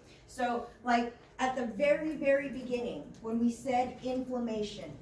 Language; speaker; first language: English; native; English